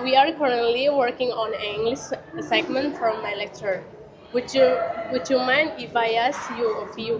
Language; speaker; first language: English; non-native, learner; Indonesian